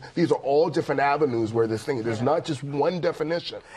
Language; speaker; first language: English; native; English